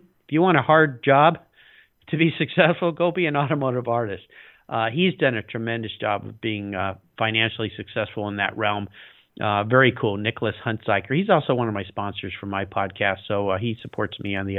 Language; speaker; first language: English; native; English